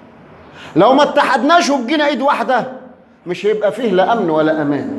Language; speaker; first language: Arabic; native; Arabic